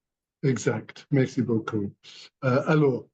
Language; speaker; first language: French; non-native, learner; English